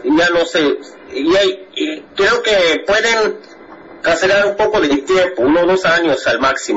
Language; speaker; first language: Spanish; non-native, fluent; English